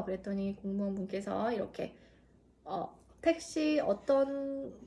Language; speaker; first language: Korean; native; Korean